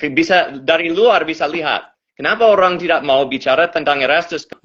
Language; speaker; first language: Indonesian; non-native, learner; English